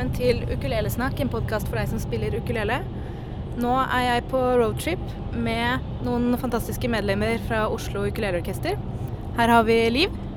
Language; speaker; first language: Norwegian; native; Norwegian